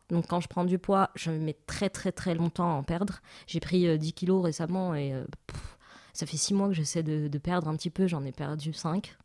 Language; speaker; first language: French; non-native, local second language; Arabic